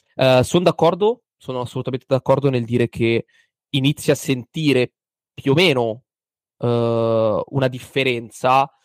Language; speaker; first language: Italian; native; Italian